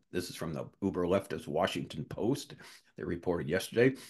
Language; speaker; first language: English; native; English